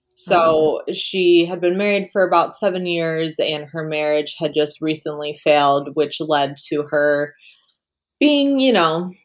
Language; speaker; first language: English; native; English